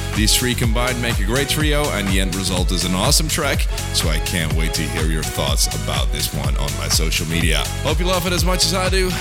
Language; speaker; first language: English; non-native, fluent; Dutch